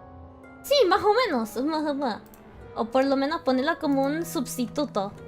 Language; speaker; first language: Spanish; early bilingual, heritage; Spanish